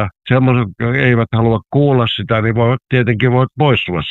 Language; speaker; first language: Finnish; native; Finnish